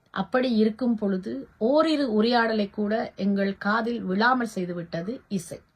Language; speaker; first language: Tamil; native; Tamil